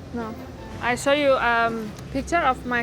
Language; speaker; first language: English; non-native, learner; Persian